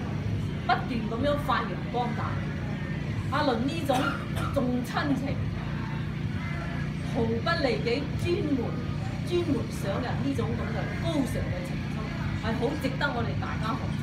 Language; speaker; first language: Cantonese; native; Cantonese